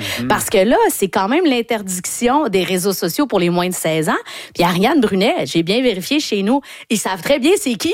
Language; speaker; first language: French; native; French